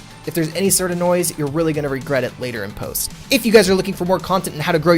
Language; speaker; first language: English; native; English